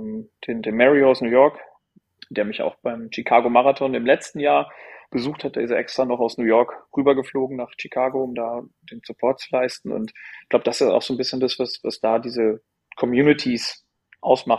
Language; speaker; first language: German; native; German